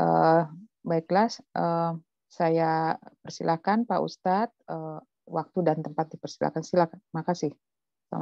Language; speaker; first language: Indonesian; native; Indonesian